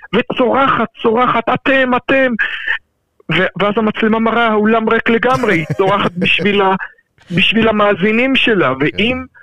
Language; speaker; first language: Hebrew; native; Hebrew